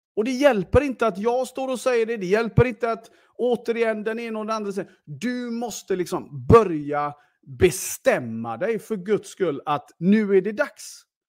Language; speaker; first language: Swedish; early bilingual, other home language; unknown